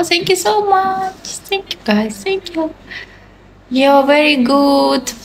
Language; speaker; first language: English; non-native, learner; Russian